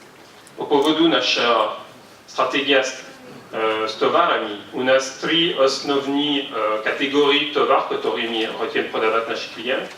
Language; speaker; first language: Russian; non-native, fluent; French